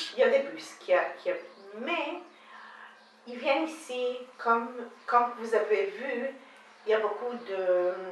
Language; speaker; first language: French; non-native, learner; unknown